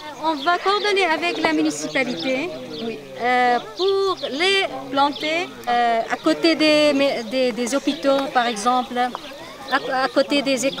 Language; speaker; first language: French; non-native, fluent; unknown